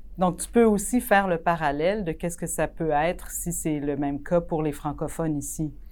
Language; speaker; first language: French; native; French